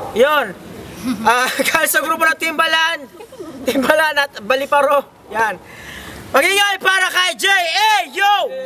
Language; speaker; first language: Filipino; native; Filipino